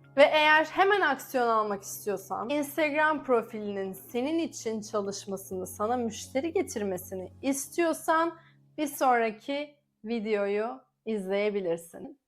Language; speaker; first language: Turkish; native; Turkish